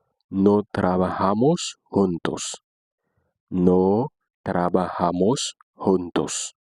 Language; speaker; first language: Spanish; non-native, fluent; Haitian Creole